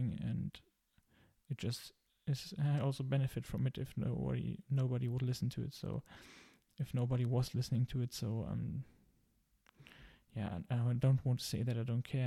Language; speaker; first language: English; non-native, fluent; German